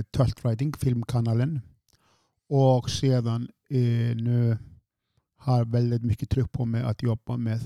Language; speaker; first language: Swedish; non-native, fluent; Icelandic